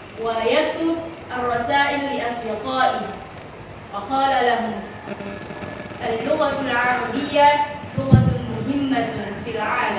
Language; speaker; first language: Arabic; non-native, learner; Indonesian